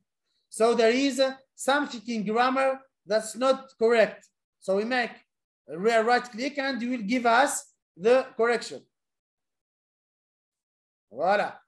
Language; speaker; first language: English; non-native, fluent; Arabic